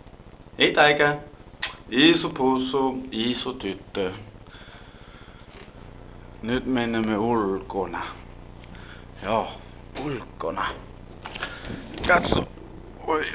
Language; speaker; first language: Finnish; non-native, learner; Danish